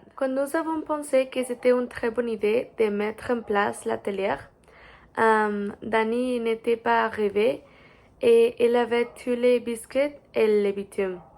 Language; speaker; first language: French; non-native, learner; Spanish